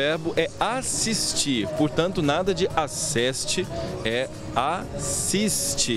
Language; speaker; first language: Portuguese; native; Portuguese